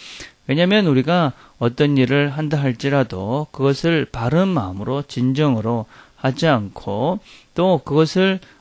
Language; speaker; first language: Korean; native; Korean